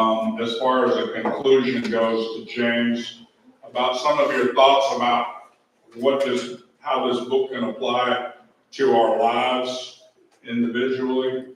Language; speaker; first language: English; native; English